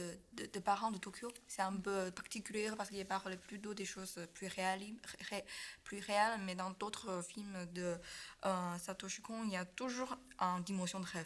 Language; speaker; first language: French; non-native, learner; Chinese